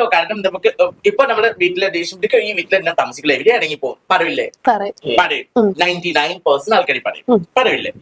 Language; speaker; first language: Malayalam; non-native, local second language; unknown